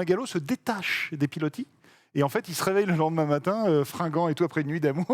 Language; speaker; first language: French; native; French